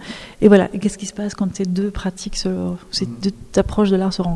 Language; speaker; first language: French; native; French